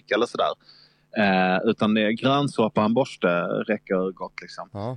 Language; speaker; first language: Swedish; native; Swedish